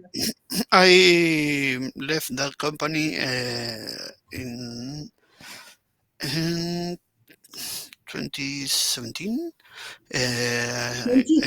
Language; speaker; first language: English; non-native, learner; Spanish